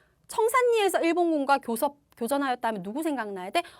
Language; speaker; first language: Korean; native; Korean